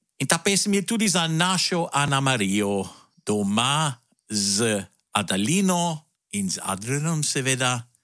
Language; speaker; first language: Slovenian; early bilingual, heritage; Slovenian